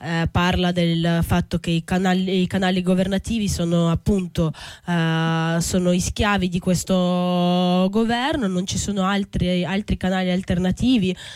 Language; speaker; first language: Italian; native; Italian